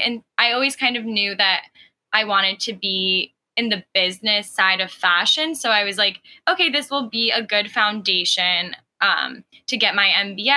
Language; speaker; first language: English; early bilingual, other home language; Arabic